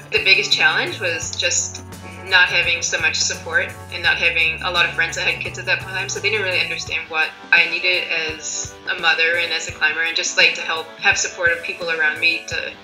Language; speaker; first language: English; native; English